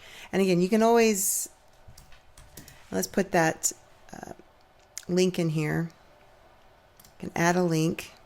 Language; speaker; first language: English; native; English